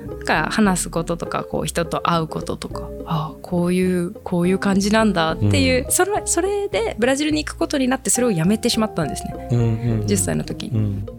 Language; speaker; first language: Japanese; native; Japanese